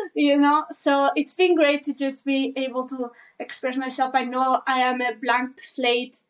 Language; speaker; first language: English; non-native, fluent; Spanish